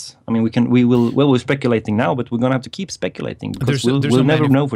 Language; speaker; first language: English; non-native, fluent; Swedish